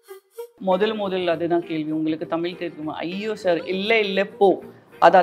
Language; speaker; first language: Tamil; non-native, learner; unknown